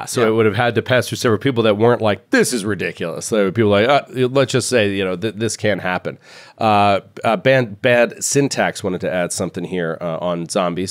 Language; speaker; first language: English; native; English